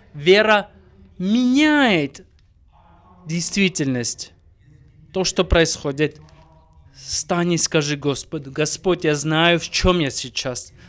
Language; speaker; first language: Russian; non-native, local second language; Armenian